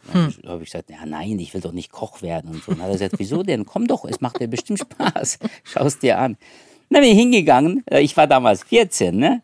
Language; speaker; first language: German; early bilingual, other home language; Turkish